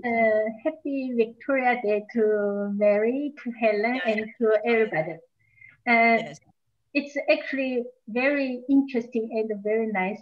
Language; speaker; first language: English; non-native, learner; Chinese